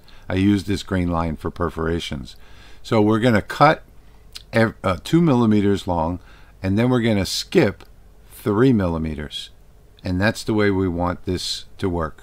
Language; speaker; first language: English; native; English